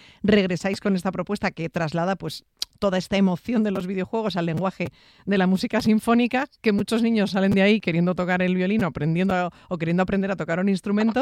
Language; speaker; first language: Spanish; native; Spanish